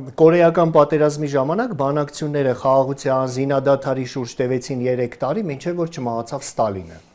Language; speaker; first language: Armenian; native; Armenian